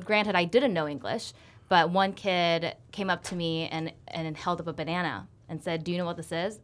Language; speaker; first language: English; early bilingual, other home language; Korean